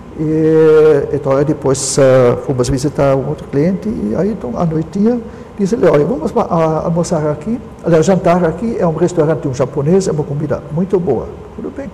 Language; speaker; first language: Portuguese; non-native, local second language; German